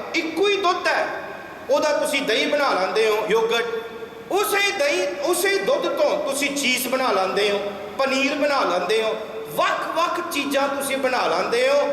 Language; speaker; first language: Punjabi; early bilingual, heritage; Punjabi